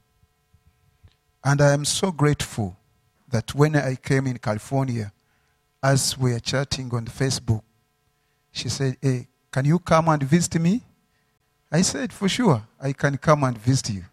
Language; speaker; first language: English; non-native, local second language; Ganda